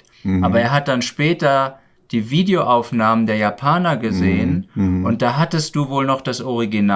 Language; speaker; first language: German; native; German